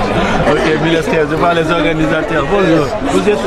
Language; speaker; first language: French; native; French